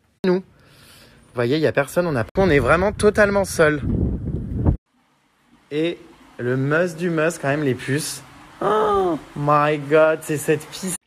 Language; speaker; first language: French; native; French